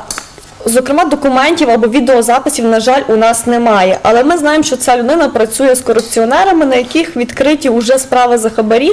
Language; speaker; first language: Ukrainian; native; Ukrainian